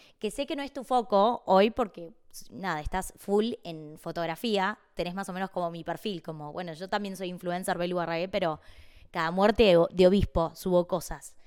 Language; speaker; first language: Spanish; native; Spanish